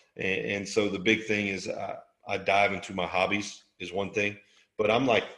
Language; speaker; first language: English; native; English